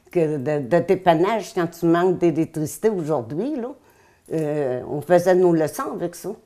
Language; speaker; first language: French; native; French